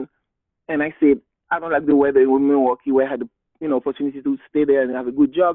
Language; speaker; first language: English; non-native, fluent; Haitian Creole